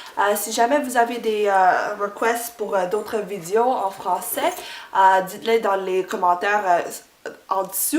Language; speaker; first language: French; non-native, fluent; English